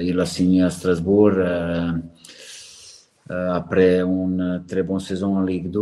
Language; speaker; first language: French; non-native, learner; Serbian